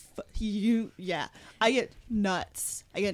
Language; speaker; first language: English; native; English